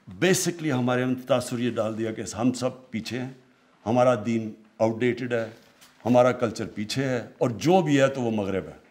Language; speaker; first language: Urdu; native; Urdu